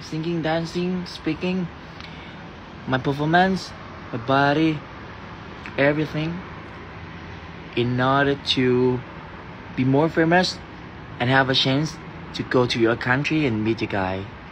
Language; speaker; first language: English; non-native, learner; Thai